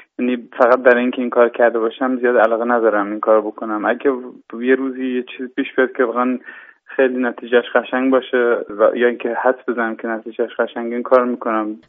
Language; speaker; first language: Persian; early bilingual, heritage; Persian